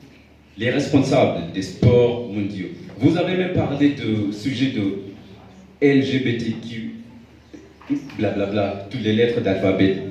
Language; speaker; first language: French; non-native, fluent; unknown